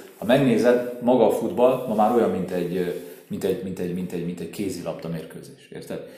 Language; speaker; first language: Hungarian; native; Hungarian